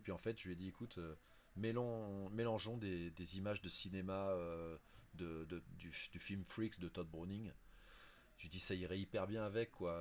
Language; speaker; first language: French; native; French